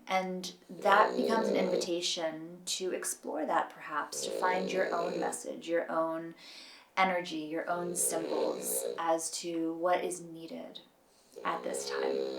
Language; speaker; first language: English; native; English